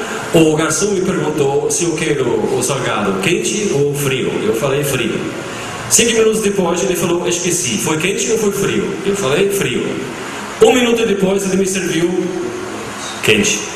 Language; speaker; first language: Portuguese; non-native, fluent; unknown